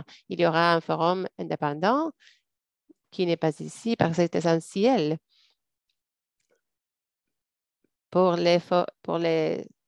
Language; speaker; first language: French; non-native, fluent; English